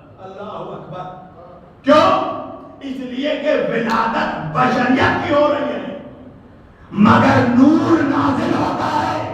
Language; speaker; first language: Urdu; native; Urdu